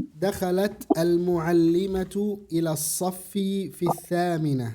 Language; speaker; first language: Arabic; non-native, fluent; Indonesian